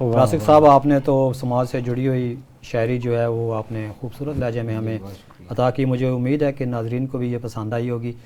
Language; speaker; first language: Urdu; non-native, local second language; Punjabi